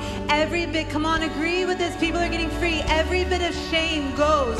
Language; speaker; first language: English; native; English